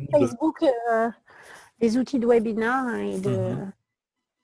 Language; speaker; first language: French; native; French